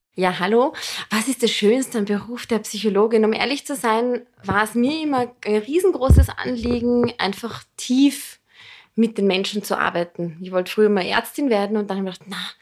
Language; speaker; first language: German; non-native, fluent; Serbian